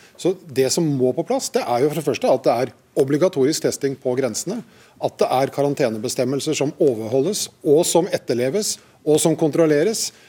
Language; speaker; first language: Norwegian; native; Norwegian